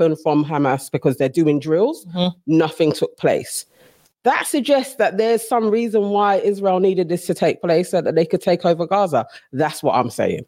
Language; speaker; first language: English; native; English